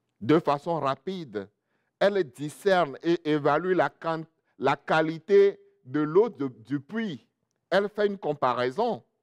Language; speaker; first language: French; non-native, local second language; Ewe